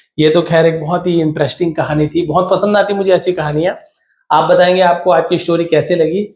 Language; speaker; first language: Hindi; native; Hindi